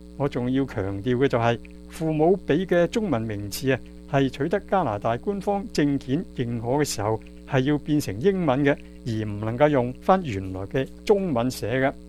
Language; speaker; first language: Chinese; non-native, local second language; Cantonese